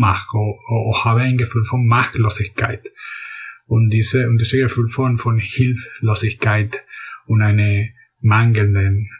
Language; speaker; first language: German; non-native, fluent; Spanish